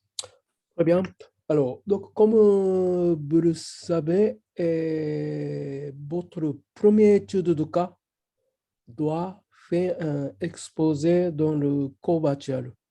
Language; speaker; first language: French; non-native, fluent; Japanese